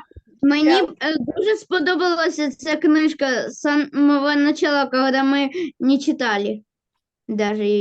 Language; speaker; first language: Ukrainian; non-native, local second language; Russian